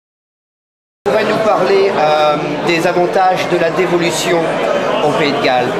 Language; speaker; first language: French; native; French